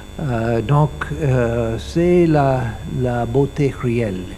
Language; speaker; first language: French; non-native, learner; English